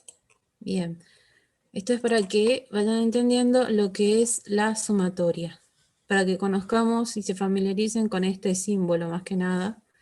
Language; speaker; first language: Spanish; native; Spanish